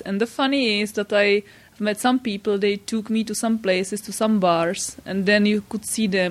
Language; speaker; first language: English; non-native, fluent; Czech